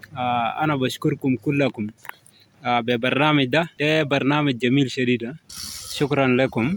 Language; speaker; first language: Arabic; non-native, local second language; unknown